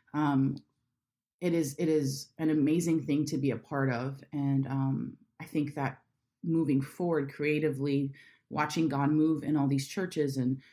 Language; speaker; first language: English; native; English